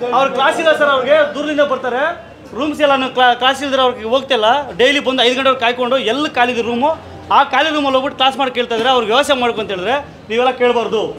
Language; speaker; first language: Kannada; native; Kannada